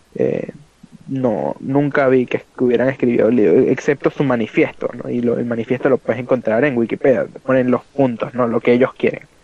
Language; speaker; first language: Spanish; native; Spanish